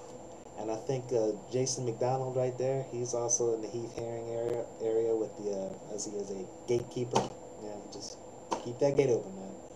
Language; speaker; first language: English; native; English